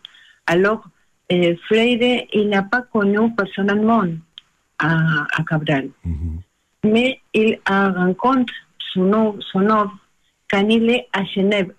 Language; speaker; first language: French; non-native, learner; Spanish